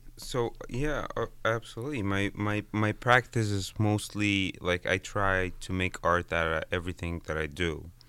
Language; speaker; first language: English; non-native, fluent; Arabic